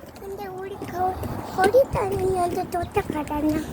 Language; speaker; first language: Korean; early bilingual, other home language; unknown